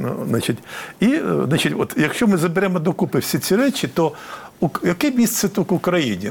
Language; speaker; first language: Ukrainian; native; Ukrainian